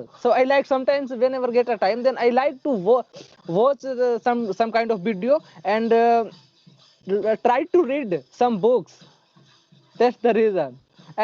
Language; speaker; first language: English; non-native, learner; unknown